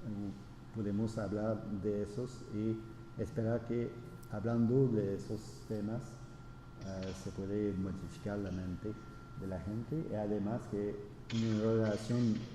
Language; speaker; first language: Spanish; non-native, fluent; French